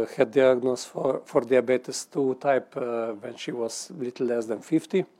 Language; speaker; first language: English; non-native, fluent; Slovenian